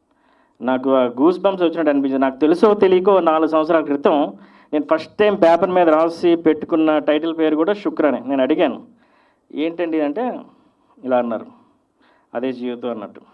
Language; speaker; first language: Telugu; native; Telugu